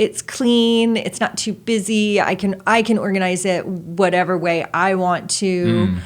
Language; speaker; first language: English; native; English